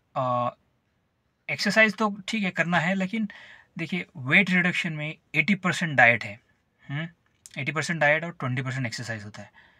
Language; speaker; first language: Hindi; non-native, local second language; Marathi